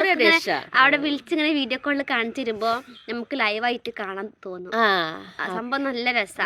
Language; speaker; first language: Malayalam; early bilingual, other home language; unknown